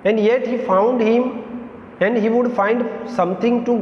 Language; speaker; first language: English; non-native, local second language; Gujarati